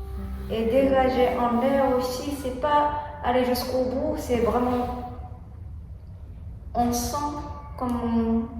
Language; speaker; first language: French; non-native, learner; Japanese